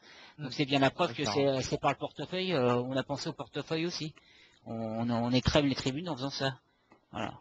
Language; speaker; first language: French; native; French